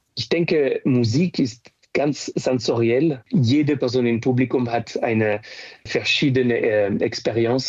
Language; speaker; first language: German; non-native, fluent; French